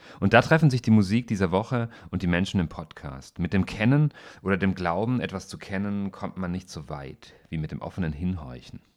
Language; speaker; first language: German; native; German